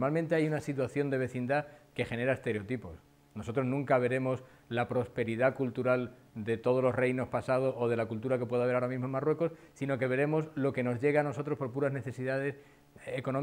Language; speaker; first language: Spanish; native; Spanish